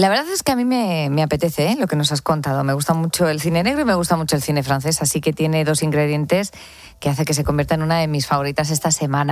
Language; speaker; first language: Spanish; native; Spanish